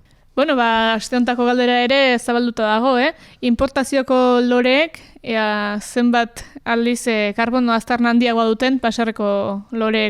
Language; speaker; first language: Basque; native; Basque